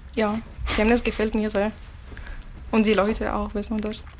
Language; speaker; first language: German; non-native, learner; Arabic